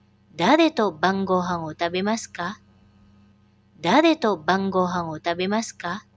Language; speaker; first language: Japanese; non-native, fluent; Indonesian